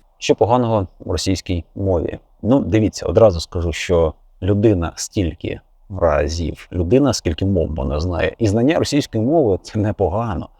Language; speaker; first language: Ukrainian; native; Ukrainian